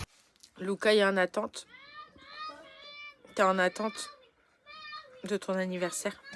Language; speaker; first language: French; native; French